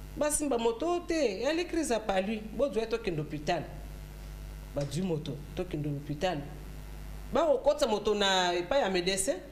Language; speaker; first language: Lingala; non-native, local second language; Luba-Lulua